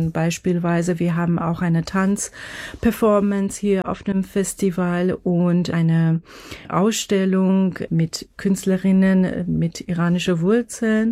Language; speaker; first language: German; non-native, fluent; Persian